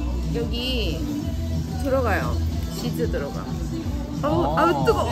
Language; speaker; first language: Korean; non-native, learner; Italian